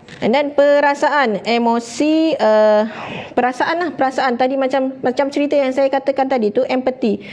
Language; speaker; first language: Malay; native; Malay